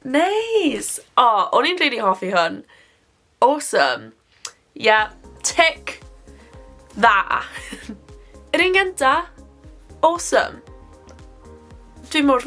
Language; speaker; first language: Welsh; non-native, local second language; English